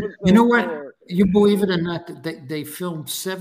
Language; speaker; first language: English; native; English